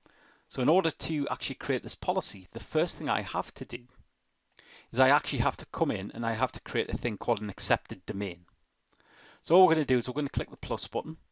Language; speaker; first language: English; native; English